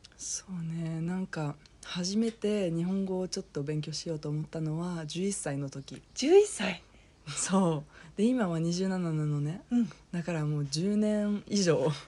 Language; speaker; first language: Japanese; non-native, fluent; French